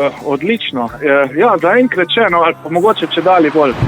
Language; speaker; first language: Slovenian; native; Slovenian